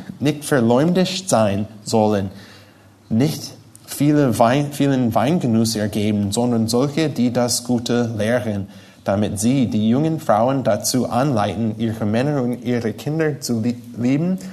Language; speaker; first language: German; non-native, fluent; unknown